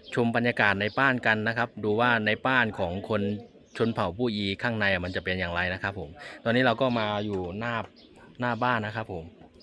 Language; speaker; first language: Thai; native; Thai